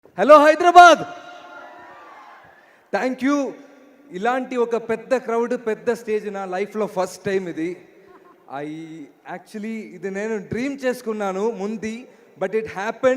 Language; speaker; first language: Telugu; non-native, learner; Malayalam